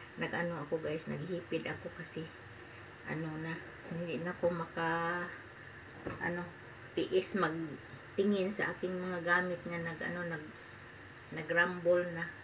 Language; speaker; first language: Filipino; non-native, local second language; Hiligaynon